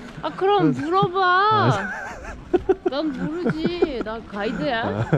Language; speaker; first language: Korean; non-native, fluent; French